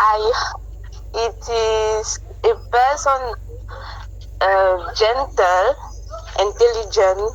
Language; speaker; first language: English; non-native, learner; French